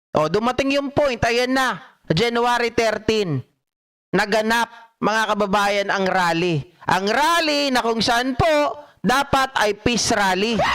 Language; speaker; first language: Filipino; non-native, local second language; Iloko